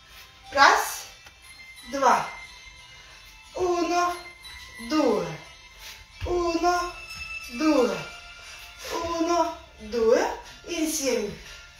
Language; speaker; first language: Italian; non-native, learner; Russian